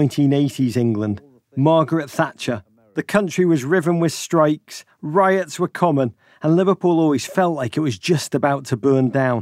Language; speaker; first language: English; native; English